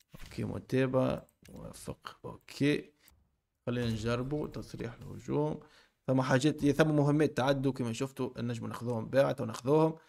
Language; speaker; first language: Arabic; native; Arabic